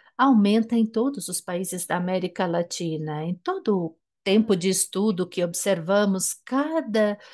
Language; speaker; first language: Portuguese; non-native, fluent; German